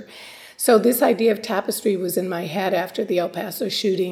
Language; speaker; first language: English; native; English